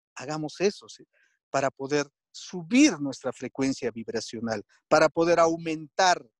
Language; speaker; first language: Spanish; non-native, local second language; Quechua